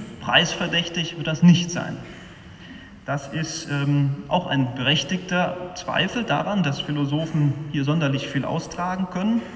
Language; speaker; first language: German; native; German